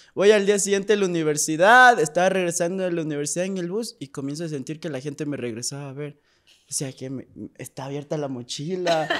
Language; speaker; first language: Spanish; native; Spanish